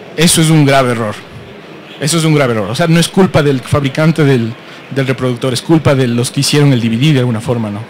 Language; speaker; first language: Spanish; native; Spanish